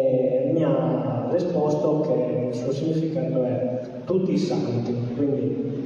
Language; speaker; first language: Italian; native; Italian